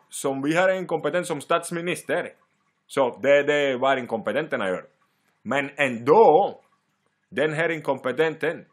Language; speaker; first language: Swedish; non-native, fluent; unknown